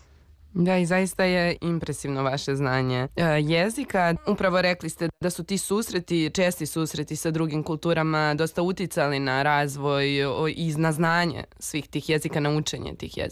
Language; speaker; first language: Serbian; native; Serbian